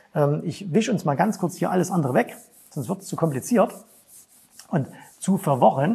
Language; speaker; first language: German; native; German